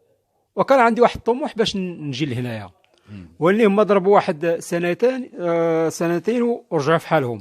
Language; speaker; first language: Arabic; native; Arabic